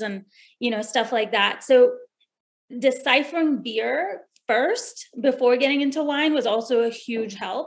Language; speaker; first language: English; non-native, local second language; Hindi